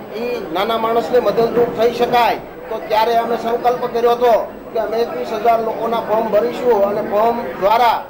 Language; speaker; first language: Gujarati; native; Gujarati